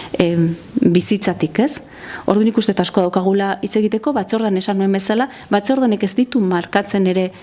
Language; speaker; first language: Basque; native; Basque